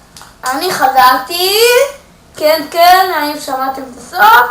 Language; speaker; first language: Hebrew; native; Hebrew